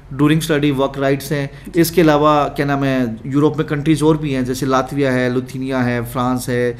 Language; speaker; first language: Hindi; native; Hindi